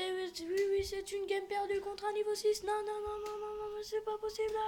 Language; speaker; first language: French; native; French